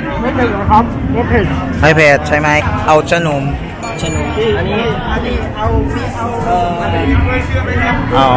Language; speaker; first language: Thai; non-native, learner; Filipino